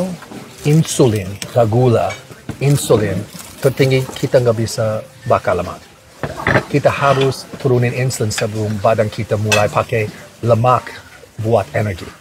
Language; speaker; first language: Indonesian; non-native, fluent; English